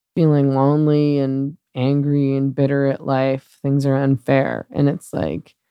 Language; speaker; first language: English; native; English